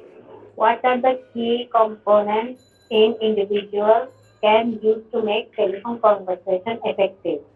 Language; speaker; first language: English; non-native, learner; Bangla